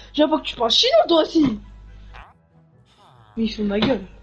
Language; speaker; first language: French; native; French